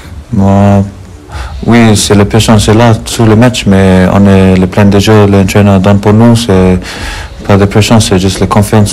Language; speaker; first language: French; non-native, learner; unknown